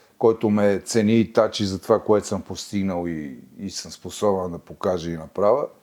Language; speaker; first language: Bulgarian; native; Bulgarian